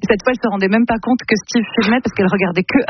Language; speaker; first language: French; native; French